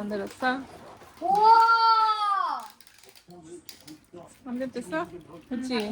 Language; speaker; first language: Korean; non-native, fluent; Spanish